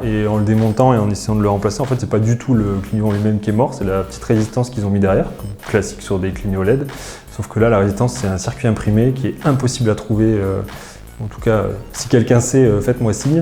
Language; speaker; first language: French; native; French